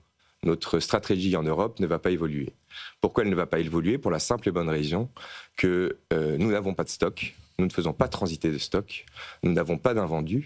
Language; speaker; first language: French; native; French